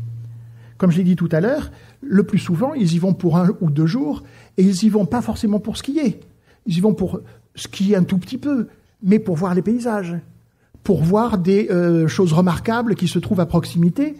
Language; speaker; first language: French; native; French